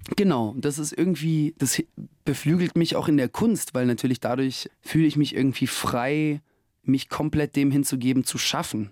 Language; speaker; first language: German; early bilingual, other home language; Russian